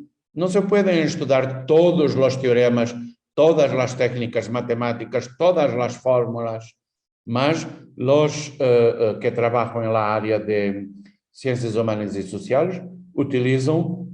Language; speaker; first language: Spanish; non-native, fluent; Portuguese